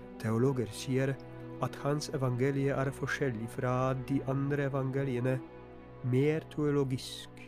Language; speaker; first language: Norwegian; non-native, fluent; Polish